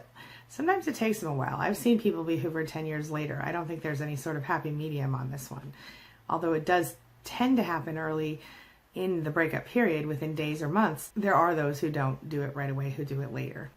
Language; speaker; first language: English; native; English